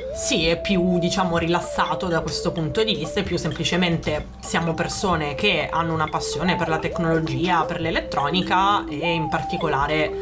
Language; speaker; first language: Italian; native; Italian